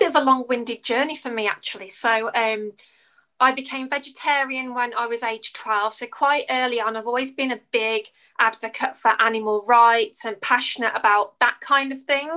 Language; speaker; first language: English; native; English